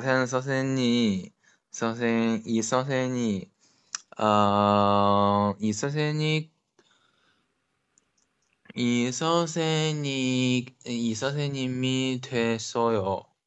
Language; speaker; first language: Korean; non-native, learner; Chinese